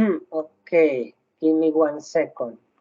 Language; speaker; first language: English; non-native, learner; Spanish